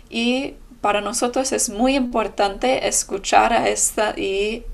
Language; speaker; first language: Spanish; non-native, fluent; English